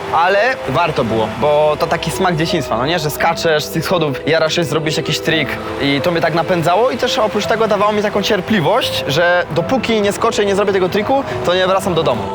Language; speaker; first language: Polish; native; Polish